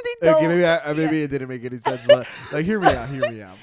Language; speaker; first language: English; native; English